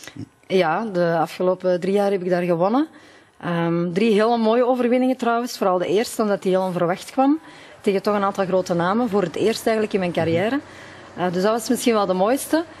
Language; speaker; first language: Dutch; native; Dutch